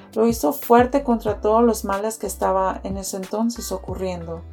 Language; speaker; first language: Spanish; early bilingual, heritage; Spanish